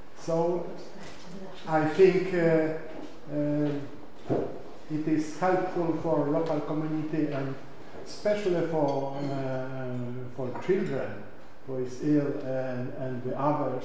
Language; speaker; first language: English; non-native, learner; Polish